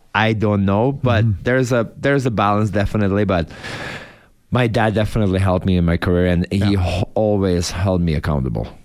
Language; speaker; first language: English; non-native, fluent; Czech